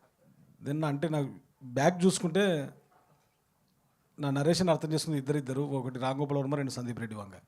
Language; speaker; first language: Telugu; native; Telugu